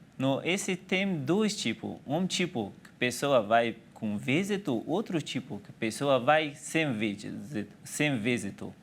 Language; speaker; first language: Portuguese; non-native, learner; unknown